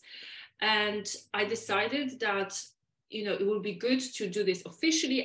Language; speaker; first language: English; non-native, fluent; Polish